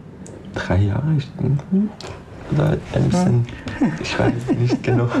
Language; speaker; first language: German; non-native, learner; Persian